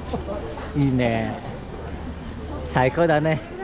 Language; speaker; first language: Japanese; non-native, fluent; Indonesian